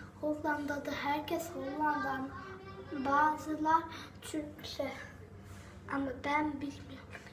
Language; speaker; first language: Turkish; non-native, learner; Dutch